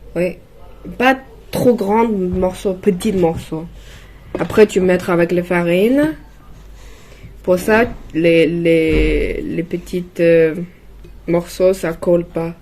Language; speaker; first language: French; non-native, learner; Chinese